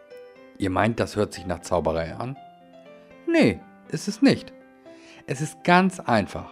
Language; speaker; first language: German; native; German